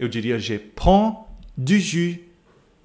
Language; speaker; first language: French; non-native, fluent; Portuguese